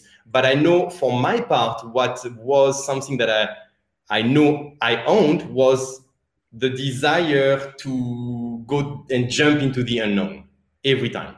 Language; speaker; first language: English; non-native, fluent; French